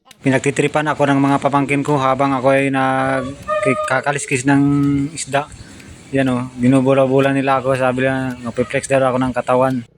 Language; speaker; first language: Filipino; native; Filipino